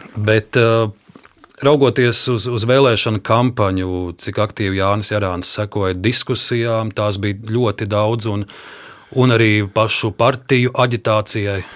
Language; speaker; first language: Latvian; native; Latvian